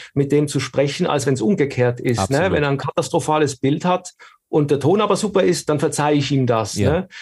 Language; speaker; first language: German; native; German